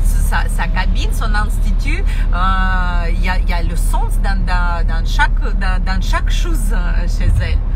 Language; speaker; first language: French; non-native, fluent; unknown